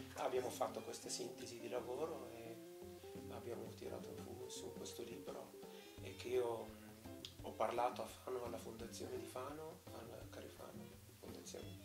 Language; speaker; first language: Italian; non-native, fluent; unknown